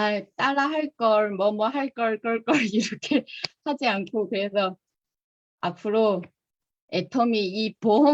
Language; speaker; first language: Korean; non-native, fluent; Chinese